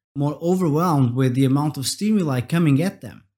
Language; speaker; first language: English; non-native, fluent; Portuguese